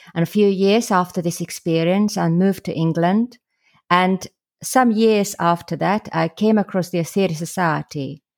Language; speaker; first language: English; non-native, fluent; Slovak